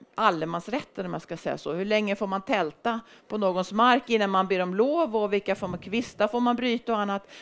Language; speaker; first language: Swedish; native; Swedish